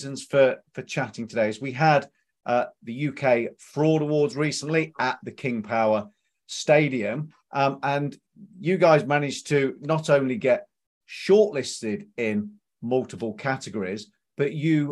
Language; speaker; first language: English; native; English